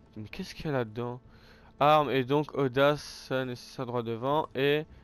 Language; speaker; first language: French; native; French